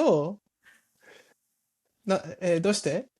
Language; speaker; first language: Japanese; non-native, learner; English